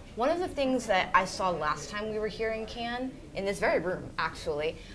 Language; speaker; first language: English; native; English